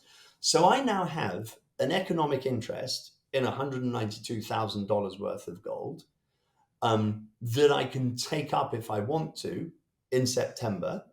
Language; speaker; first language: English; native; English